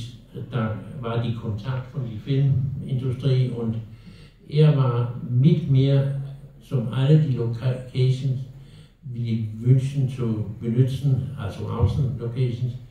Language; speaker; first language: German; non-native, learner; Danish